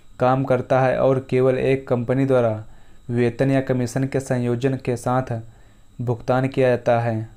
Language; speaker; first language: Hindi; native; Hindi